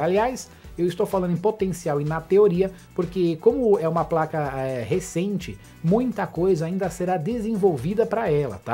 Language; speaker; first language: Portuguese; native; Portuguese